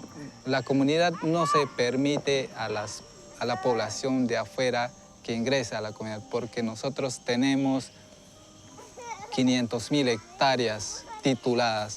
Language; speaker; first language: Spanish; non-native, local second language; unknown